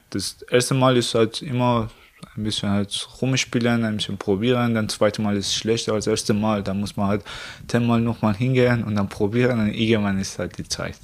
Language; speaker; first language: German; non-native, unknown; Persian